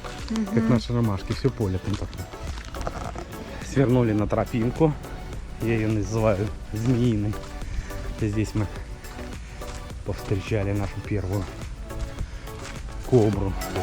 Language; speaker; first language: Russian; native; Russian